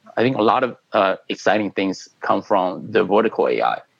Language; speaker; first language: English; non-native, fluent; Chinese